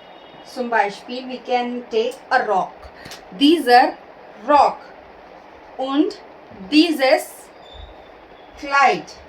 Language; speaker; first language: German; non-native, learner; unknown